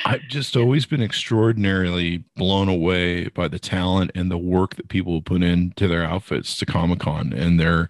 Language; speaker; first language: English; native; English